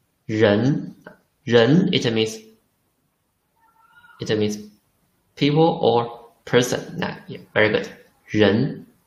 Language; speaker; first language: English; non-native, fluent; Chinese